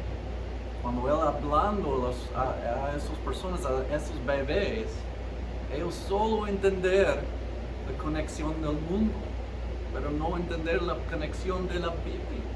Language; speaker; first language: Spanish; early bilingual, heritage; Spanish